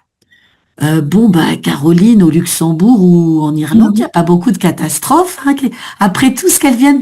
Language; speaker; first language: French; native; French